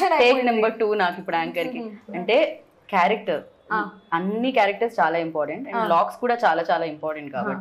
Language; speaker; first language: Telugu; native; Telugu